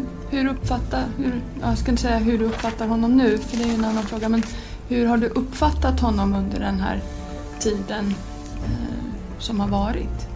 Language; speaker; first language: Swedish; native; Swedish